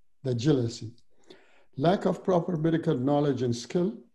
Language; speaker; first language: English; non-native, fluent; Persian